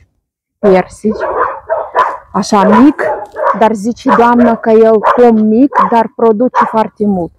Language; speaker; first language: Romanian; non-native, learner; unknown